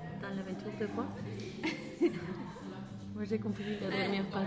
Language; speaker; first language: French; non-native, learner; Spanish